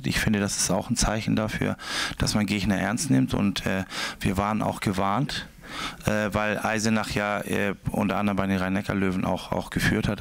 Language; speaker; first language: German; native; German